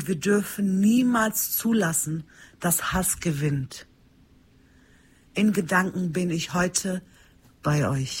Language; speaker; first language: German; early bilingual, other home language; Turkish